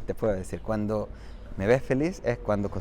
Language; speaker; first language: Spanish; non-native, fluent; Arabic